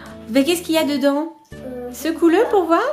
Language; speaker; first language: French; native; French